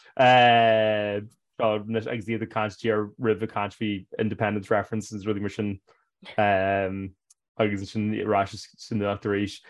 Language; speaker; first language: Irish; native; Irish